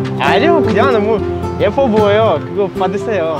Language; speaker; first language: Korean; non-native, learner; Ukrainian